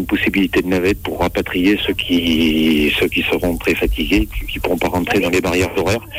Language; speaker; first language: French; native; French